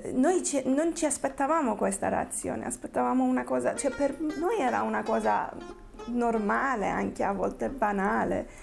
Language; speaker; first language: Italian; non-native, fluent; Persian